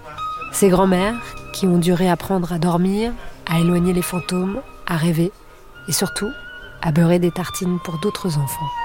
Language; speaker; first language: French; native; French